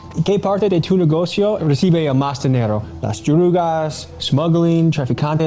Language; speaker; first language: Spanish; non-native, learner; English